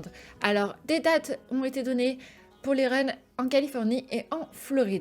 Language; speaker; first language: French; native; French